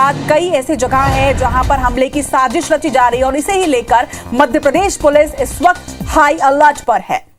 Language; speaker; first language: Hindi; native; Hindi